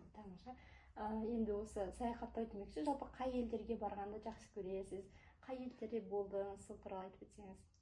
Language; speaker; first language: Kazakh; native; Kazakh